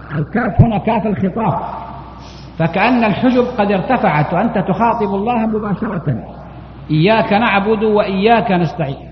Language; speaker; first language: Arabic; native; Arabic